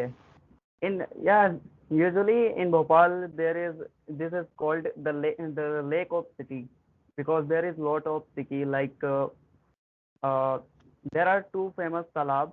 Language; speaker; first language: English; non-native, learner; Hindi